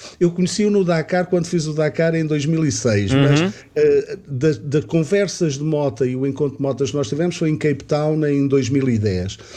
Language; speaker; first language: Portuguese; native; Portuguese